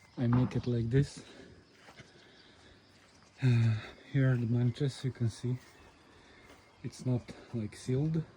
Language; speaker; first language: English; non-native, learner; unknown